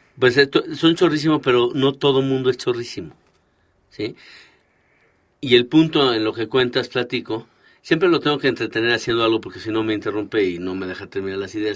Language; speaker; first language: Spanish; native; Spanish